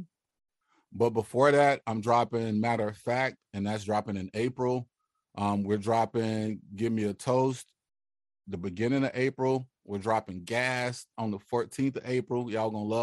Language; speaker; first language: English; native; English